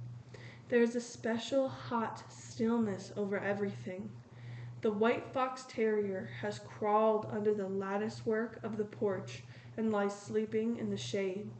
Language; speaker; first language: English; native; English